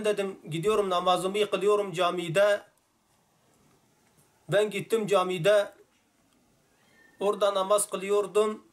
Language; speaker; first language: Turkish; non-native, local second language; Arabic